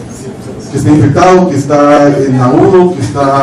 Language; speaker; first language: Spanish; native; Spanish